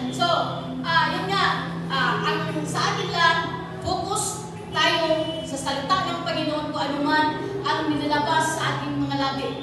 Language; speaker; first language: Filipino; non-native, local second language; Cebuano